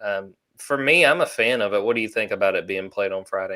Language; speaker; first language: English; native; English